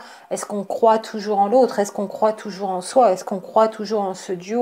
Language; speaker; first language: French; native; French